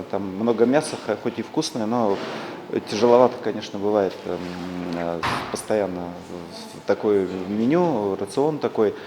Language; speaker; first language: Russian; native; Russian